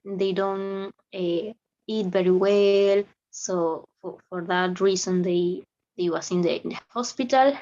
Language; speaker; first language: English; non-native, learner; Spanish